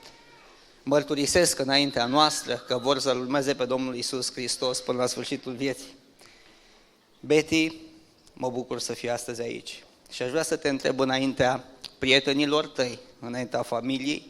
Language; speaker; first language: Romanian; native; Romanian